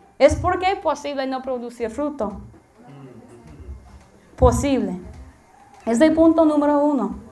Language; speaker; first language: Spanish; non-native, learner; English